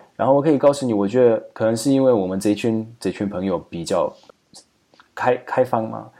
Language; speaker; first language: Chinese; non-native, fluent; Slovak